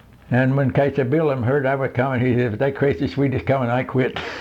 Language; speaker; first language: English; non-native, fluent; Swedish